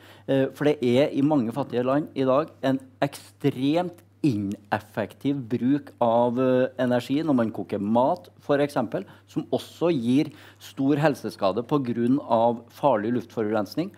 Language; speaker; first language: Norwegian; native; Norwegian